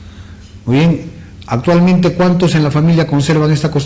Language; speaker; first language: Spanish; native; Spanish